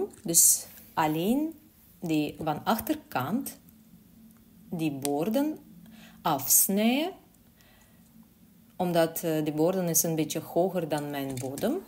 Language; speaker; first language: Dutch; non-native, learner; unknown